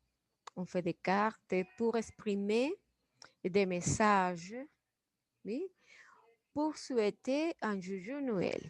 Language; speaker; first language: French; non-native, fluent; Spanish